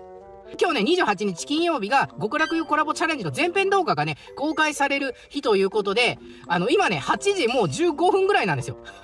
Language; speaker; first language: Japanese; native; Japanese